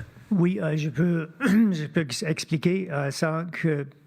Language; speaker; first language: French; non-native, fluent; English